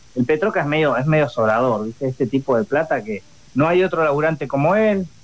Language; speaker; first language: Spanish; native; Spanish